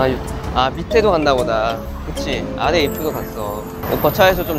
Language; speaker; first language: Korean; native; Korean